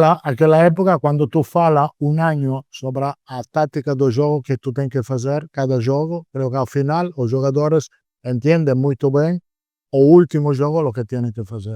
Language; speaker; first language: Portuguese; non-native, learner; Italian